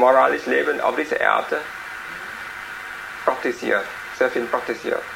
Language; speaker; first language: German; non-native, learner; Vietnamese